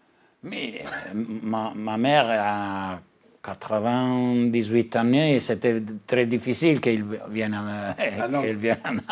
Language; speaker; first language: French; non-native, learner; Italian